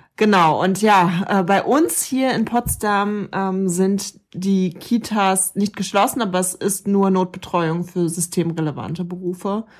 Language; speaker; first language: German; native; German